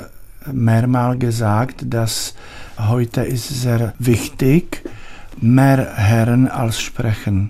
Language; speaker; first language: German; non-native, learner; Czech